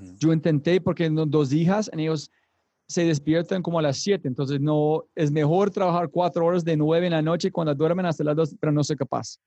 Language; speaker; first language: Spanish; non-native, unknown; English